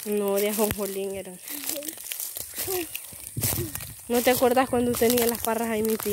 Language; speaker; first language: Spanish; native; Spanish